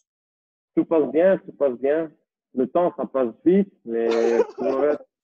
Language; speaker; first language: French; non-native, local second language; Dutch